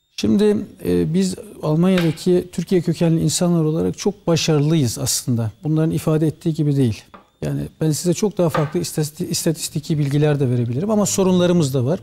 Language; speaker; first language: Turkish; early bilingual, heritage; Turkish